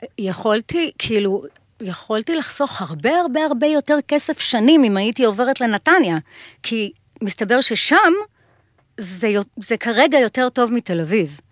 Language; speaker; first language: Hebrew; native; Hebrew